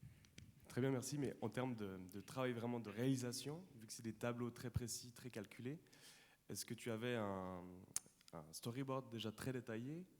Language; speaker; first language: French; native; French